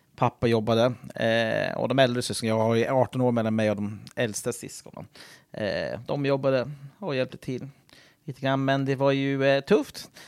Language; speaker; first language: Swedish; non-native, fluent; English